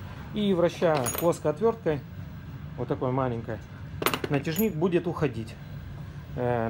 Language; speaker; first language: Russian; native; Russian